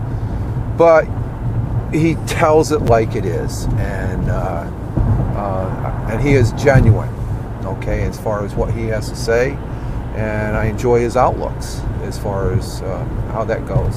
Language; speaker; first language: English; native; English